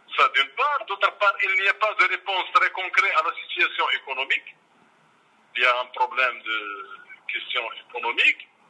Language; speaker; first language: French; non-native, local second language; Arabic